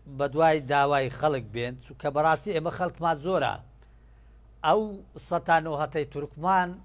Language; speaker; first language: Central Kurdish; non-native, local second language; Turkish